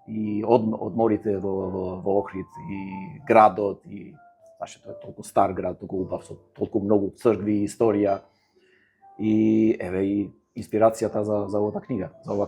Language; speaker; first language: Macedonian; non-native, fluent; Albanian